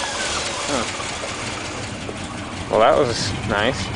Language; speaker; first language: English; native; English